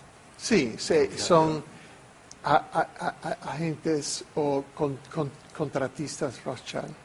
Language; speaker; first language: Spanish; non-native, fluent; English